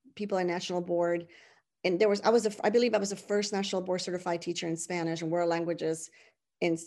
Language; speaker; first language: English; non-native, fluent; Spanish